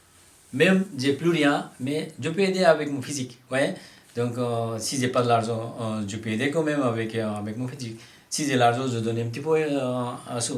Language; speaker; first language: French; non-native, learner; Bangla